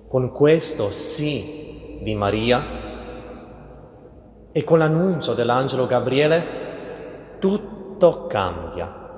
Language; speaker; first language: Italian; non-native, fluent; Portuguese